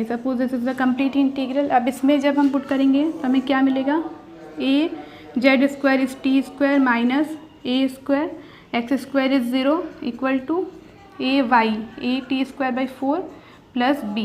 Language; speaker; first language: Hindi; native; Hindi